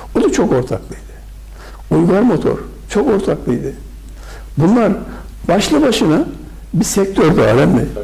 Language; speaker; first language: Turkish; native; Turkish